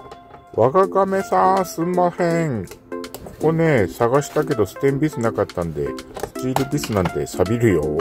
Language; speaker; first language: Japanese; native; Japanese